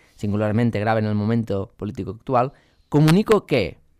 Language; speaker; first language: Spanish; non-native, local second language; Catalan